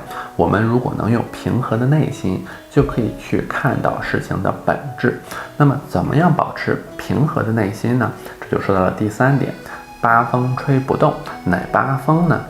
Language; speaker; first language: Chinese; native; Chinese